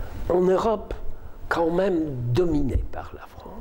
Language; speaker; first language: French; non-native, fluent; Polish